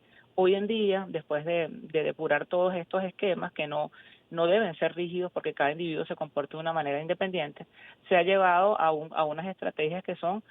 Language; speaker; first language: Spanish; native; Spanish